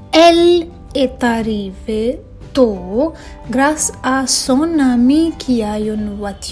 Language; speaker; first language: French; non-native, fluent; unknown